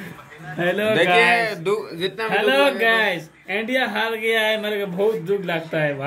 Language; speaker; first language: Hindi; non-native, local second language; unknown